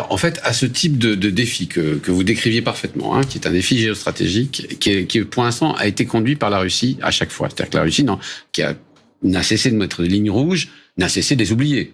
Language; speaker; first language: French; native; French